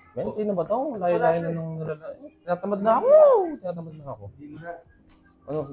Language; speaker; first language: Filipino; native; Filipino